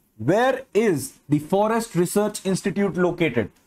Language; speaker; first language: English; non-native, local second language; Bangla